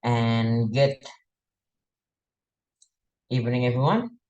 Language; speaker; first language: English; non-native, fluent; Indonesian